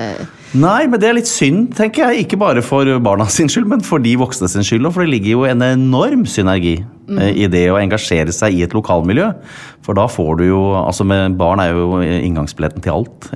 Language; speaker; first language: Norwegian; native; Norwegian